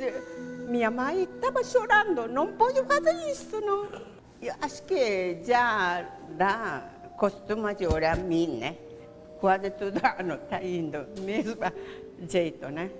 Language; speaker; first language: Portuguese; non-native, learner; Japanese